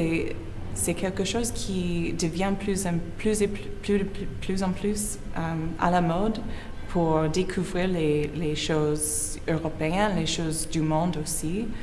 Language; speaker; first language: French; non-native, learner; English